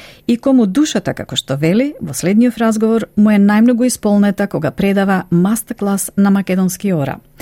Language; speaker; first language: Macedonian; native; Macedonian